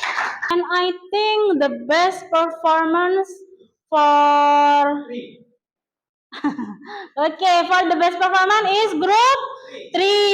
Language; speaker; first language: English; non-native, learner; Indonesian